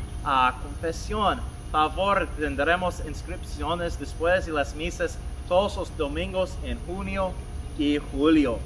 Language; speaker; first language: Spanish; non-native, fluent; English